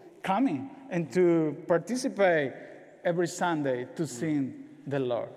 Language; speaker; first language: English; non-native, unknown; Spanish